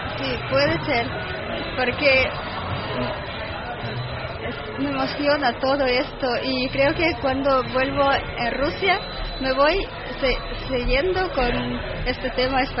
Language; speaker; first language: Spanish; non-native, learner; Russian